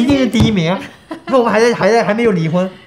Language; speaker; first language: Chinese; native; Chinese